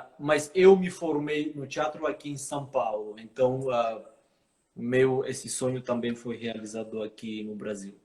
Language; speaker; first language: Portuguese; non-native, fluent; Armenian